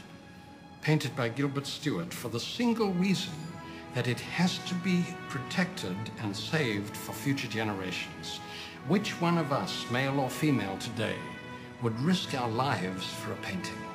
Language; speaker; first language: English; native; English